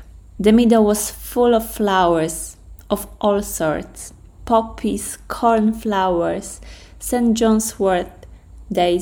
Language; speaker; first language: English; non-native, fluent; Polish